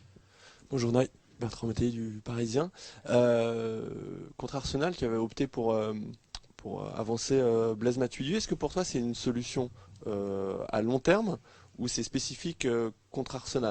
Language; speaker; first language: French; native; French